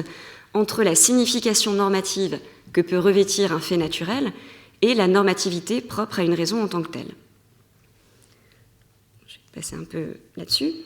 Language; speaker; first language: French; native; French